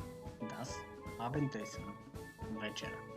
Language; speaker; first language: German; non-native, fluent; Macedonian